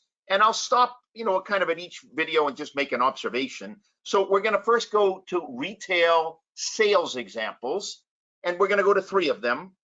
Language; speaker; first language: English; native; English